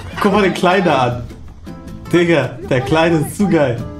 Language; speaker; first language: German; native; German